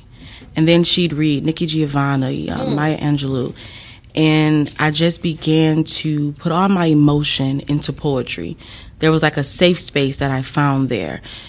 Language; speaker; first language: English; native; English